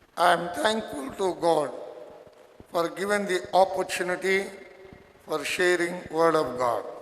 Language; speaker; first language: English; non-native, local second language; Telugu